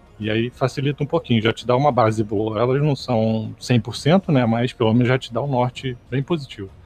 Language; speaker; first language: Portuguese; native; Portuguese